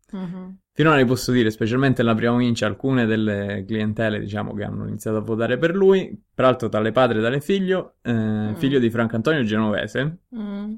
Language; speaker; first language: Italian; native; Italian